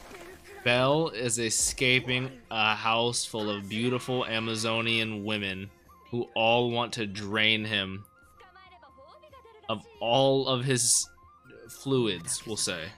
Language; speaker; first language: English; native; English